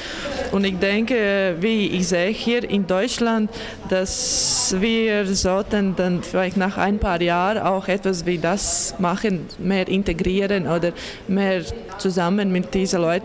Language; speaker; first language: German; non-native, learner; Latvian